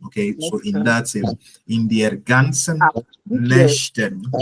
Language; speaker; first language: German; non-native, learner; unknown